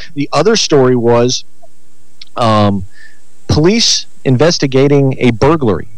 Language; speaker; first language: English; native; English